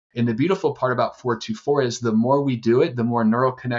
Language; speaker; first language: English; native; English